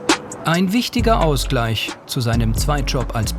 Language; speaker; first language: German; native; German